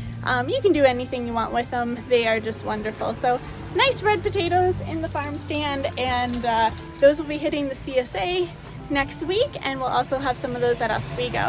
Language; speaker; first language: English; native; English